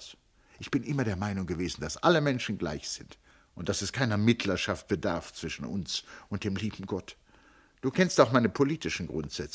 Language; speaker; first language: German; native; German